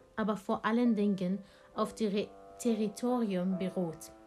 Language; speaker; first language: German; non-native, fluent; Arabic